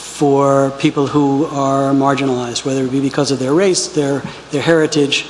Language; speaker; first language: English; native; English